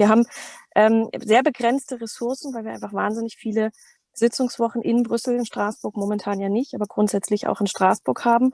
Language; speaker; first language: German; native; German